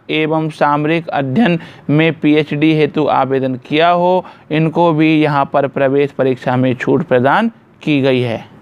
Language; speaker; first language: Hindi; native; Hindi